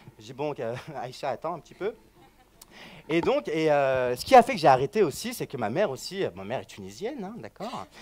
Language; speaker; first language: French; native; French